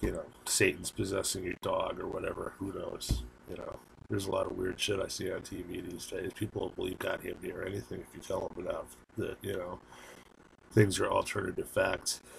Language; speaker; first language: English; native; English